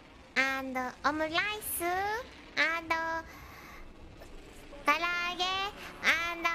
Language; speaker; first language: English; non-native, learner; Japanese